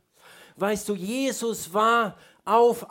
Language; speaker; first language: German; non-native, fluent; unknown